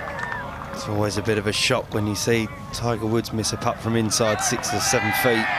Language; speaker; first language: English; native; English